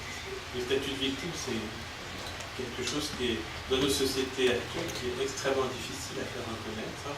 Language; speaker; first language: French; native; French